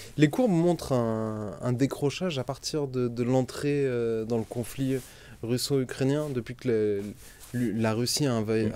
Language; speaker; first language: French; native; French